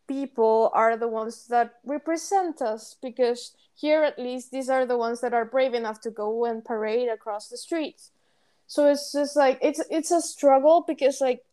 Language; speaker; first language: English; non-native, fluent; Spanish